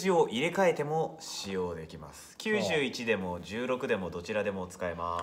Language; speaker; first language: Japanese; native; Japanese